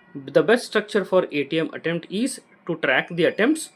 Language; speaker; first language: English; non-native, local second language; Kannada